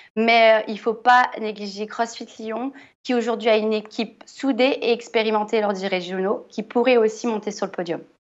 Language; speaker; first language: French; native; French